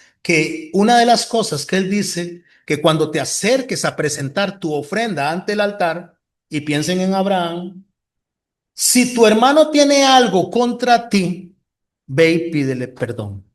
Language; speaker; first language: Spanish; native; Spanish